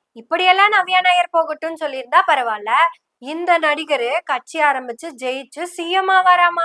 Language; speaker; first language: Tamil; non-native, local second language; Malayalam